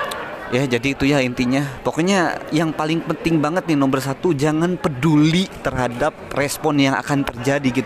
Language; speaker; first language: Indonesian; native; Indonesian